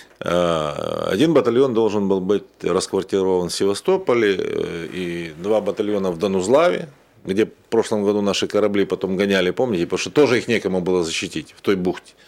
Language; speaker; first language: Russian; native; Russian